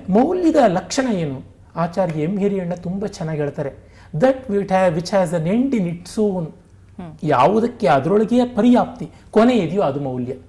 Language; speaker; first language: Kannada; non-native, local second language; Tamil